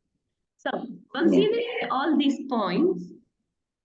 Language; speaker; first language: English; non-native, fluent; Spanish